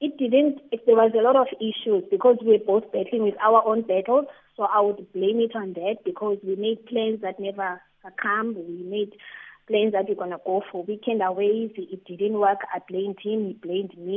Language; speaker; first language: English; non-native, local second language; Xhosa